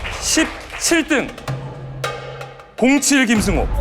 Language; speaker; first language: Korean; native; Korean